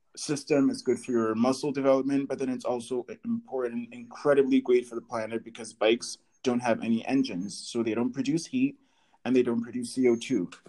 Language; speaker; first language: English; native; English